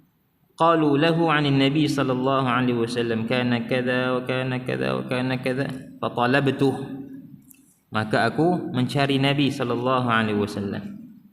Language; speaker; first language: Arabic; non-native, fluent; Malay